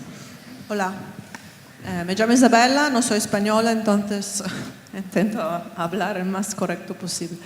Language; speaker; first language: Spanish; non-native, fluent; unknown